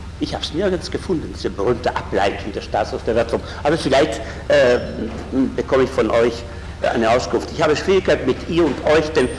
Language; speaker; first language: German; non-native, fluent; Italian